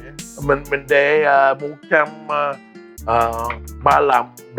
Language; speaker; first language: Vietnamese; early bilingual, heritage; English